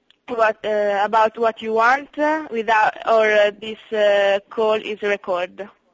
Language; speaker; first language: English; non-native, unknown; Italian